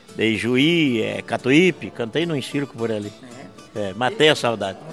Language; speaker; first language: Portuguese; native; Portuguese